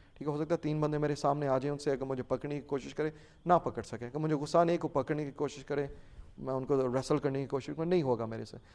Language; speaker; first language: Urdu; non-native, local second language; Punjabi